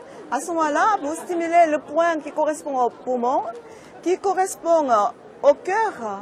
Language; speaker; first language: French; non-native, fluent; Korean